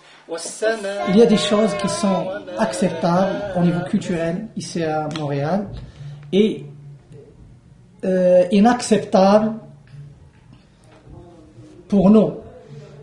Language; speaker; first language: French; non-native, local second language; Arabic